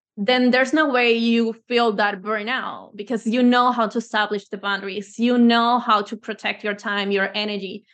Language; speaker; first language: English; non-native, fluent; Spanish